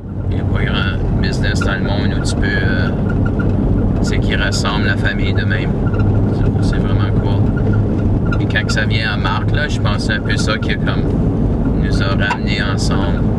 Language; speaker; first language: French; native; French